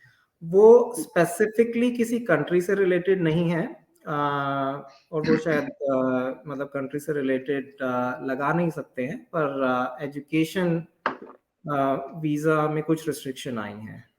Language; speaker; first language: Hindi; native; Hindi